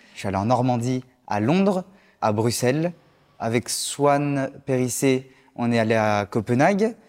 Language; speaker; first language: French; native; French